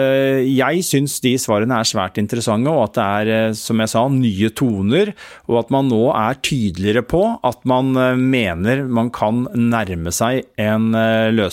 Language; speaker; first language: Norwegian; native; Norwegian